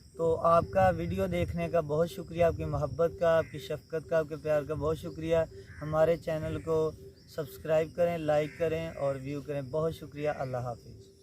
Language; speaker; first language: Urdu; non-native, local second language; Punjabi